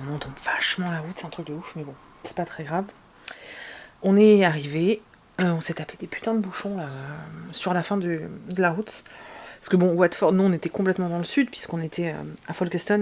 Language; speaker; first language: French; native; French